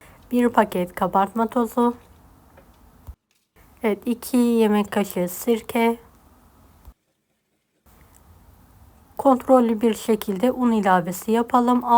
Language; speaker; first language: Turkish; native; Turkish